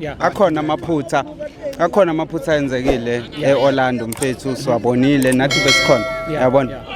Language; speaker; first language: Zulu; native; Zulu